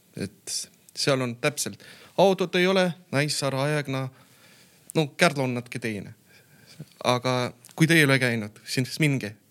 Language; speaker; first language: Estonian; non-native, local second language; Russian